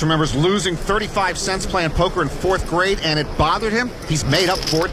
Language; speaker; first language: English; native; English